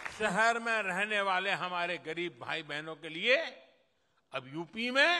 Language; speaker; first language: Hindi; non-native, local second language; Gujarati